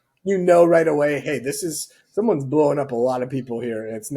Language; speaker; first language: English; native; English